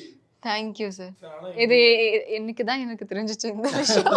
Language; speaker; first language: Tamil; non-native, fluent; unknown